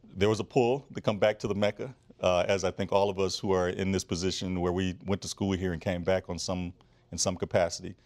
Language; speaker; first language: English; native; English